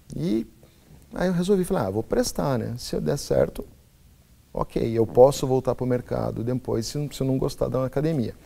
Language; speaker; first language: Portuguese; native; Portuguese